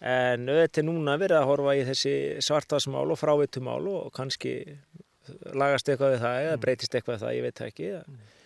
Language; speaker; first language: Icelandic; native; Icelandic